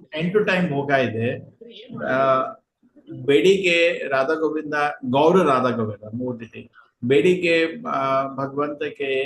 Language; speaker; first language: Kannada; non-native, learner; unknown